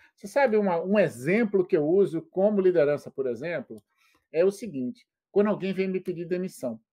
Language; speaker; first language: Portuguese; native; Portuguese